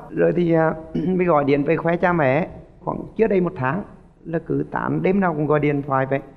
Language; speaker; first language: Vietnamese; native; Vietnamese